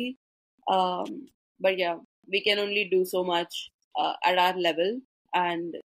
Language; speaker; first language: English; non-native, local second language; Hindi